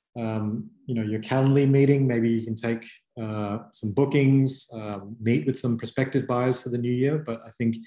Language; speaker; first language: English; native; English